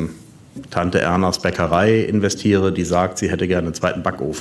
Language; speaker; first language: German; native; German